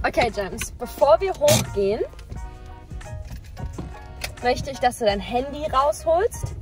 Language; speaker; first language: German; non-native, learner; English